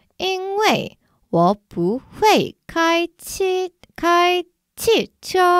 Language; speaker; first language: Chinese; non-native, learner; Korean